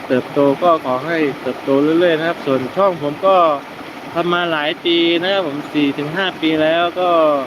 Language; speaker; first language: Thai; native; Thai